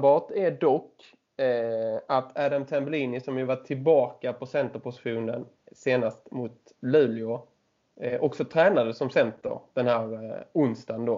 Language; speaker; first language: Swedish; native; Swedish